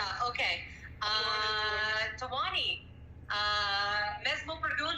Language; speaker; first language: Portuguese; non-native, learner; English